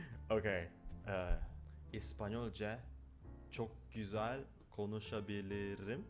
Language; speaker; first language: Turkish; non-native, learner; Indonesian